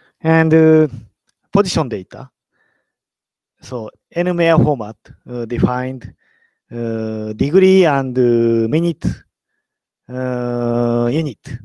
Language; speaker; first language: English; non-native, learner; Japanese